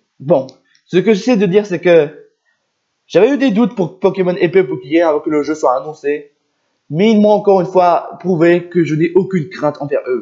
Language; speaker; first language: French; native; French